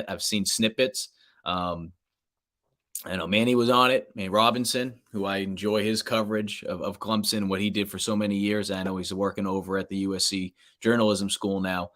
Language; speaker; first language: English; native; English